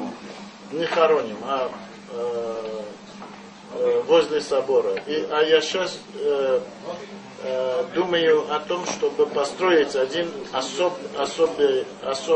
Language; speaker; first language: Russian; non-native, local second language; Armenian